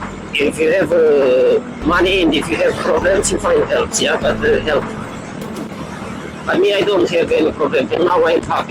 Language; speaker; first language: English; non-native, learner; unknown